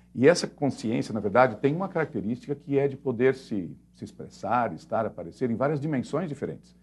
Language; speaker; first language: Portuguese; native; Portuguese